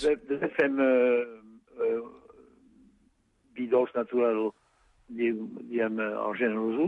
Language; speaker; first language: Catalan; non-native, fluent; French